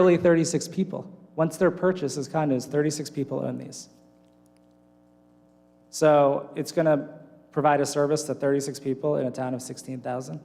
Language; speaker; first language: English; native; English